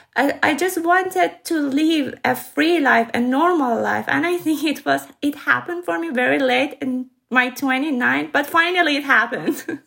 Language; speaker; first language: English; non-native, fluent; Persian